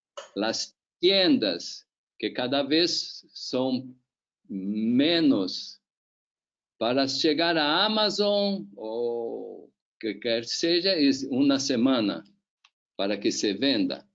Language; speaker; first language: Spanish; non-native, learner; Portuguese